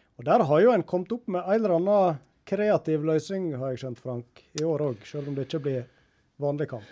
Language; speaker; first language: Norwegian; native; Norwegian